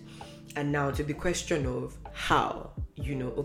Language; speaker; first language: English; non-native, local second language; Hausa